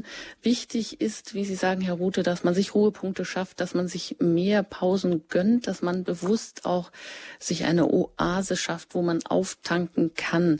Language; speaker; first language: German; native; German